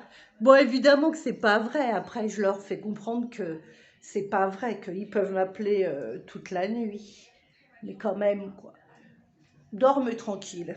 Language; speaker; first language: French; native; French